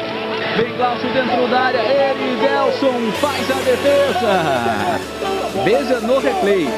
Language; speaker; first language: Portuguese; native; Portuguese